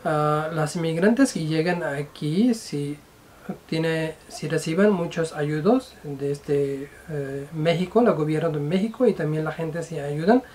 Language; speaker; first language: Spanish; non-native, fluent; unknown